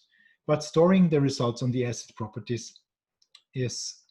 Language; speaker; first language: English; non-native, fluent; German